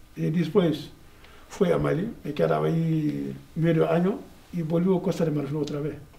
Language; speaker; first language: Spanish; non-native, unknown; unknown